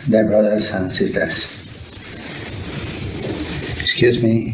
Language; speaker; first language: English; non-native, learner; Spanish